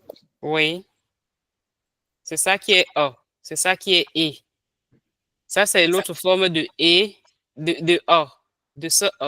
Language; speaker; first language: French; non-native, local second language; Ghomala